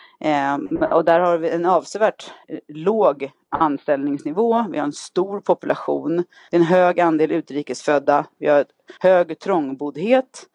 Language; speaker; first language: Swedish; native; Swedish